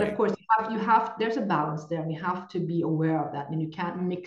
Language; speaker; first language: English; non-native, fluent; Norwegian